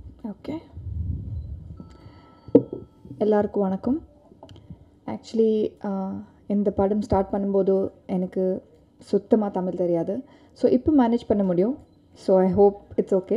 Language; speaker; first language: Tamil; non-native, learner; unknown